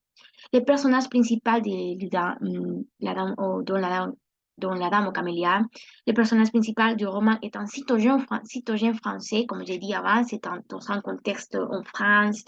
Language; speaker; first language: French; non-native, learner; Spanish